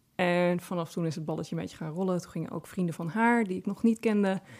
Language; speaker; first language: Dutch; native; Dutch